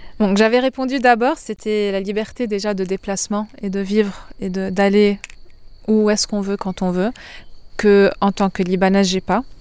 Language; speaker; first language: French; non-native, local second language; Arabic